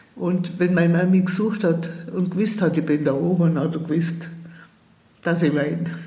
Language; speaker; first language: German; native; German